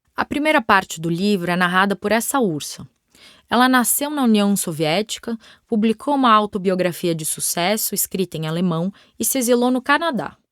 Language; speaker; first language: Portuguese; native; Portuguese